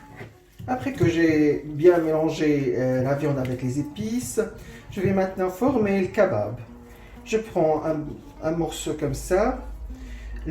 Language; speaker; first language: French; non-native, fluent; Arabic